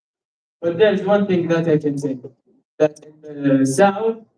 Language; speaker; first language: English; non-native, learner; Arabic